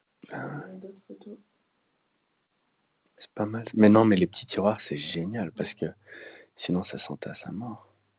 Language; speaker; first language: French; native; French